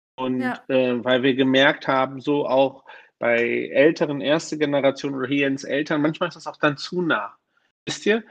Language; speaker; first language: German; native; German